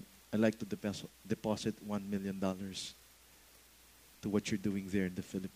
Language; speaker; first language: English; non-native, local second language; Filipino